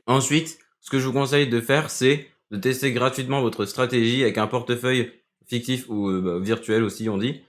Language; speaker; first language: French; native; French